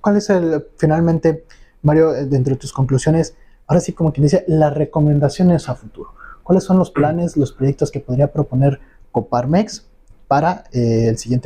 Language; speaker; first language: Spanish; native; Spanish